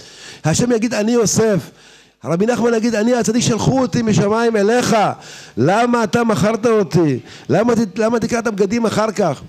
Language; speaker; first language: Hebrew; native; Hebrew